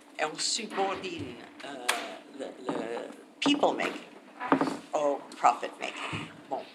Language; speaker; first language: French; non-native, learner; English